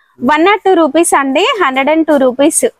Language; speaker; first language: Telugu; native; Telugu